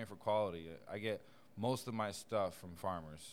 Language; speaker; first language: English; native; English